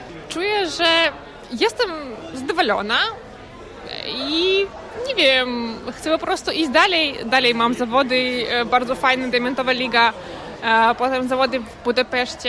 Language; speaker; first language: Polish; non-native, fluent; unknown